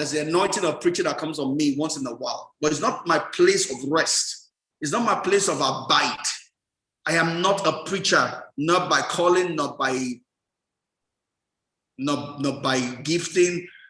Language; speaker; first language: English; non-native, local second language; Yoruba